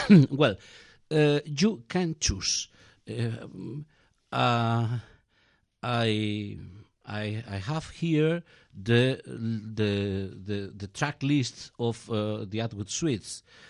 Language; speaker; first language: English; non-native, learner; Galician